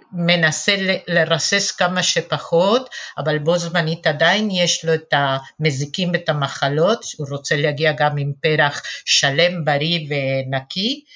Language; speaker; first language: Hebrew; non-native, fluent; Spanish